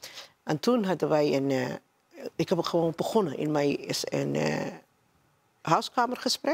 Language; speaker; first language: Dutch; non-native, learner; Somali